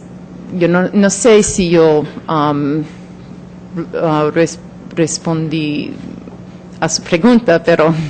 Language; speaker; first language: Spanish; non-native, fluent; English